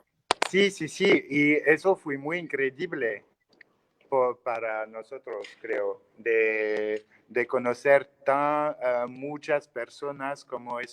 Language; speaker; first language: Spanish; non-native, learner; French